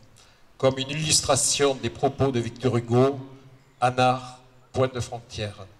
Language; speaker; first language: French; native; French